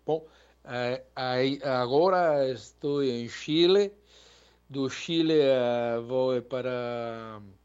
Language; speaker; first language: Portuguese; non-native, learner; Spanish